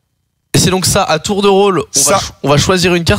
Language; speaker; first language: French; native; French